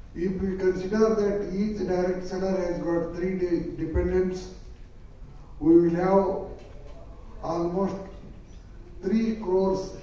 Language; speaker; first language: English; non-native, local second language; Kannada